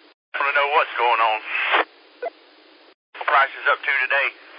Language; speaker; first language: English; native; English